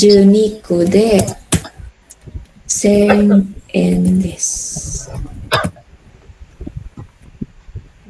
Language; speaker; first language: Japanese; non-native, fluent; Filipino